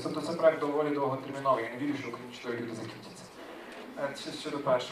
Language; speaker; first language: Ukrainian; native; Ukrainian